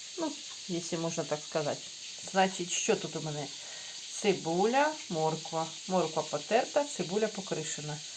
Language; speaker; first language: Ukrainian; native; Ukrainian